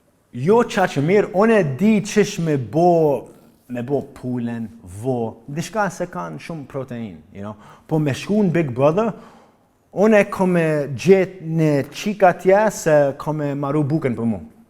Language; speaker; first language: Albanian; early bilingual, heritage; English